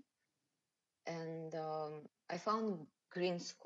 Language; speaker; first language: English; non-native, learner; Russian